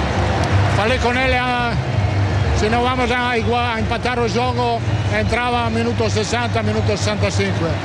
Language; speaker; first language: Portuguese; non-native, learner; Italian